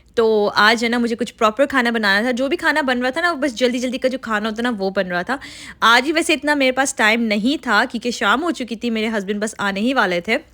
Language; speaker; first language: Urdu; native; Urdu